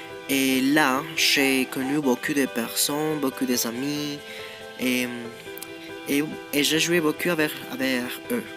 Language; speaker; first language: French; non-native, learner; Spanish